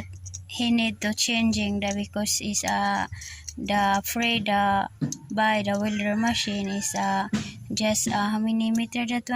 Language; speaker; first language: English; non-native, learner; Cebuano